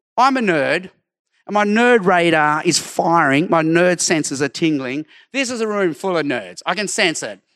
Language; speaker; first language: English; native; English